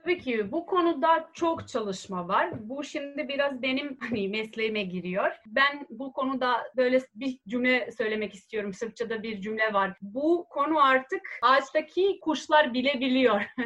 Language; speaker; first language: Turkish; non-native, fluent; Serbian